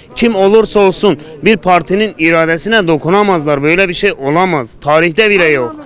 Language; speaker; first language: Turkish; non-native, local second language; Kurdish